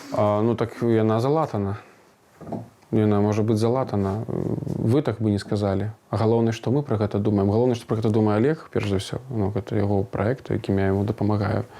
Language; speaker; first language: Belarusian; non-native, local second language; Russian